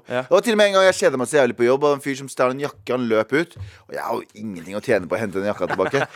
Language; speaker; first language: Norwegian; early bilingual, other home language; Kurdish